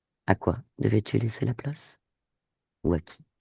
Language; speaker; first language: French; native; French